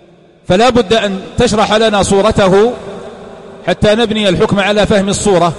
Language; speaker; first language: Arabic; native; Arabic